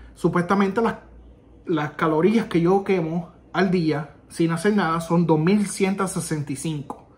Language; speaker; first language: Spanish; native; Spanish